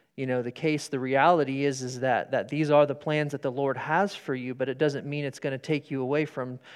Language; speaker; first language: English; native; English